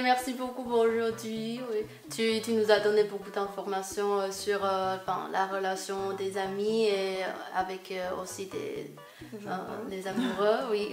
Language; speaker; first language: French; non-native, fluent; Chinese